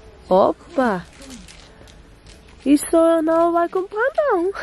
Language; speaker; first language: Portuguese; non-native, learner; Dutch